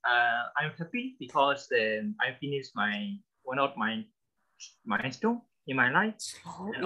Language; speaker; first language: English; non-native, learner; Burmese